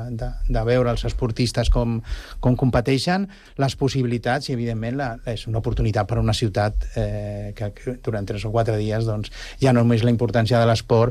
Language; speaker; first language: Catalan; native; Catalan